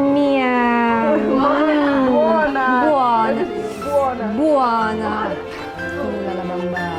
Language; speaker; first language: Italian; non-native, learner; Indonesian